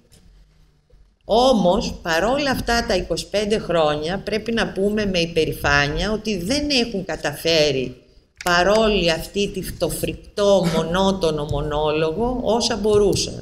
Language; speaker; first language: Greek; native; Greek